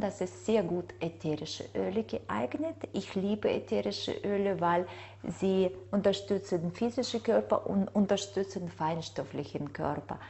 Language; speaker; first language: German; non-native, fluent; Russian